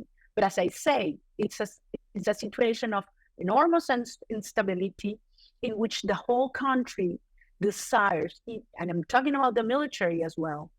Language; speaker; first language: English; non-native, fluent; Spanish